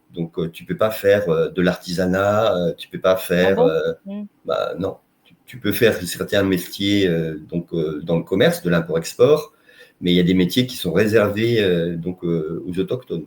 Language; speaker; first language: French; native; French